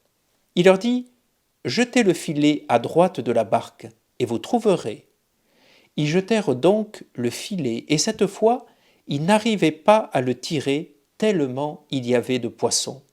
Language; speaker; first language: French; native; French